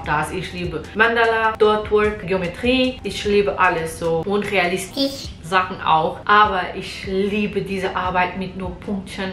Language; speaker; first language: German; non-native, learner; Portuguese